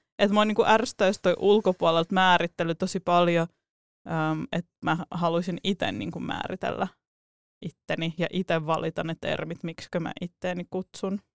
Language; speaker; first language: Finnish; early bilingual, other home language; Russian